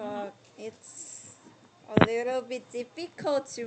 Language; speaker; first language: English; non-native, learner; Korean